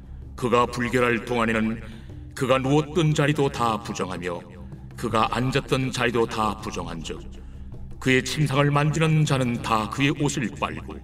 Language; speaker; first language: Korean; native; Korean